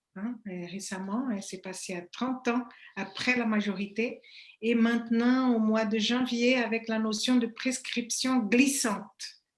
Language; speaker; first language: French; non-native, fluent; Portuguese